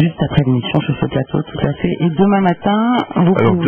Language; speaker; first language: French; native; French